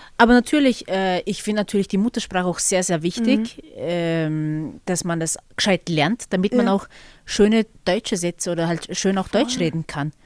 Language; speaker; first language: German; early bilingual, other home language; Turkish